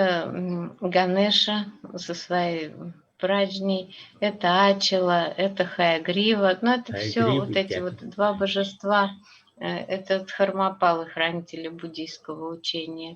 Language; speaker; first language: Russian; native; Russian